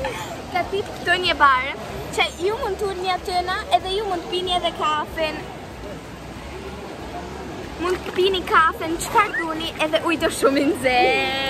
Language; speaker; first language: Albanian; early bilingual, heritage; Albanian